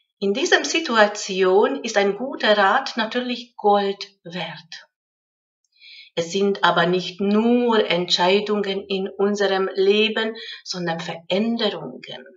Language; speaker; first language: German; non-native, fluent; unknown